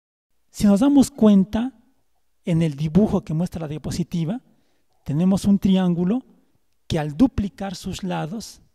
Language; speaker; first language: Spanish; native; Spanish